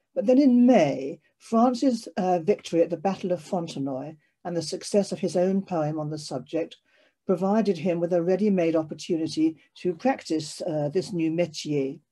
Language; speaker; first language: English; native; English